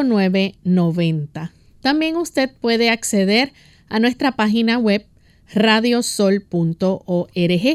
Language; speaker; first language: Spanish; native; Spanish